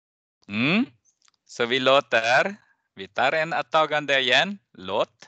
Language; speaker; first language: Swedish; non-native, fluent; Persian